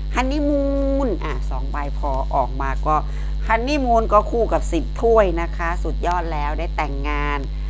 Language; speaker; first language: Thai; non-native, local second language; Chinese